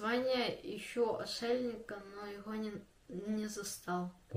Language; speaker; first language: Russian; native; Russian